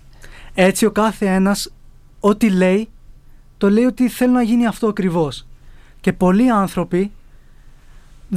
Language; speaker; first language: Greek; early bilingual, other home language; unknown